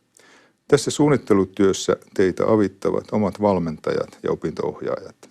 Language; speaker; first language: Finnish; native; Finnish